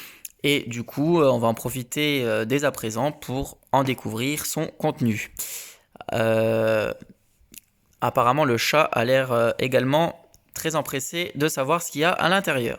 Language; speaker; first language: French; native; French